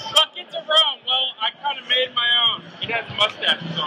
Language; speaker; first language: English; native; English